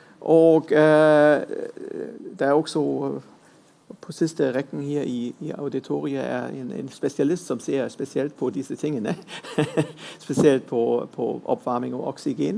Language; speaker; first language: Norwegian; non-native, fluent; German